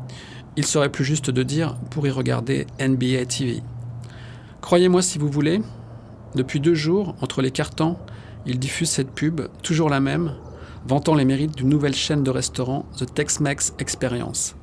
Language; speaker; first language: French; native; French